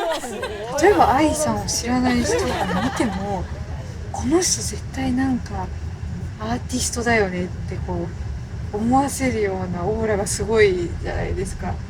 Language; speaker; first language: Japanese; native; Japanese